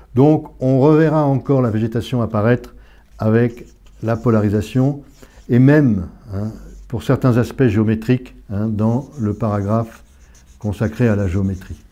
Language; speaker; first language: French; native; French